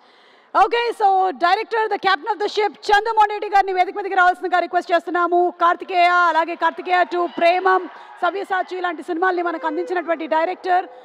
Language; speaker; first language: Telugu; native; Telugu